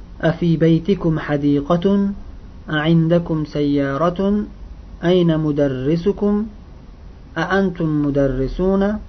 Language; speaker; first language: Arabic; non-native, fluent; Uzbek